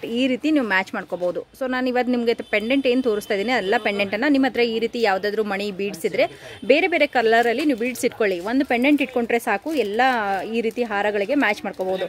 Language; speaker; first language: Kannada; native; Kannada